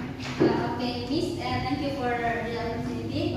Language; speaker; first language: English; non-native, learner; Indonesian